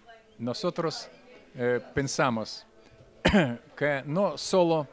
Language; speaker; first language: Spanish; non-native, fluent; Russian